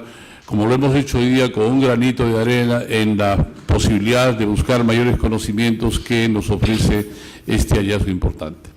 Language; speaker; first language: Spanish; native; Spanish